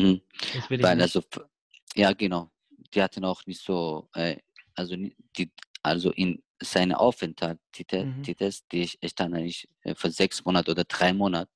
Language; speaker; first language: German; non-native, learner; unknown